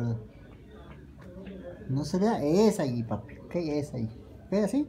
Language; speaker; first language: Spanish; native; Spanish